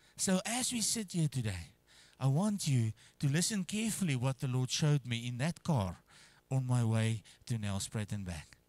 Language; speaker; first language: English; non-native, local second language; Afrikaans